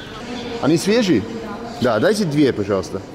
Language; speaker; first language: Russian; non-native, learner; English